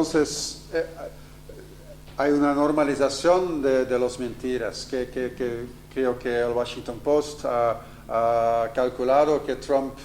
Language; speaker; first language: Spanish; non-native, fluent; Dutch